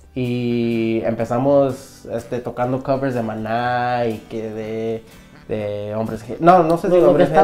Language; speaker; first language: Spanish; early bilingual, heritage; Spanish